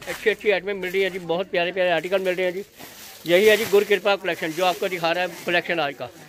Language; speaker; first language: Hindi; non-native, local second language; Punjabi